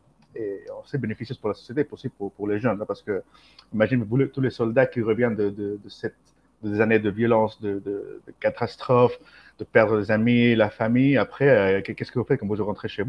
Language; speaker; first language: French; non-native, fluent; Spanish